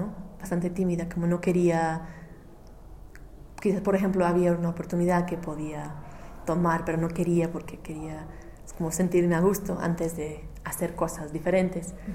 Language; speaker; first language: Spanish; non-native, fluent; English